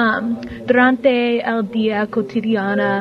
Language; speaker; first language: Spanish; non-native, learner; English